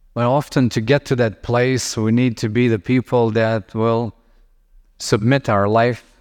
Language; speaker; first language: English; non-native, fluent; Lithuanian